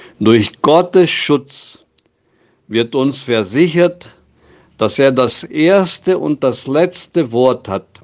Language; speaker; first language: German; non-native, fluent; Portuguese